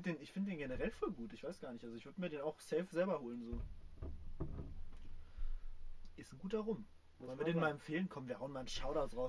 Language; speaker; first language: German; native; German